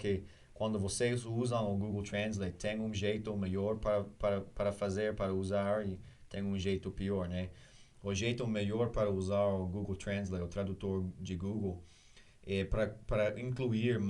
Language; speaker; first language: Portuguese; non-native, learner; English